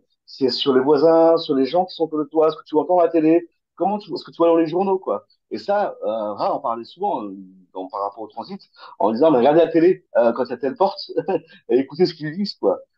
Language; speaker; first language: French; native; French